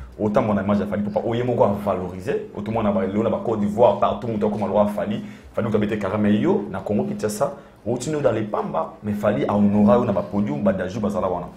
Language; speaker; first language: French; non-native, local second language; Lingala